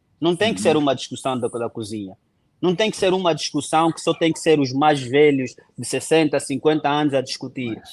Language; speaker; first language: Portuguese; non-native, local second language; Kongo